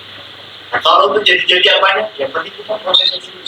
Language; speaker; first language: Indonesian; native; Indonesian